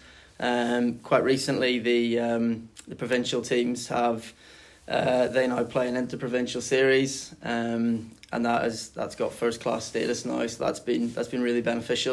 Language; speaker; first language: English; native; English